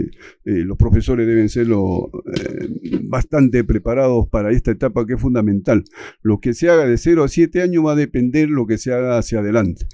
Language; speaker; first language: Spanish; native; Spanish